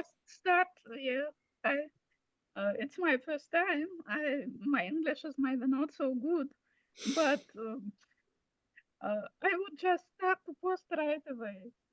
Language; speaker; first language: English; non-native, fluent; Russian